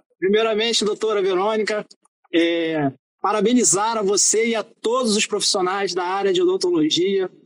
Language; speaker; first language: Portuguese; native; Portuguese